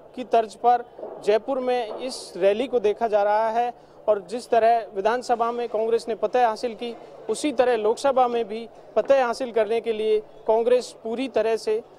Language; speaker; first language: Hindi; native; Hindi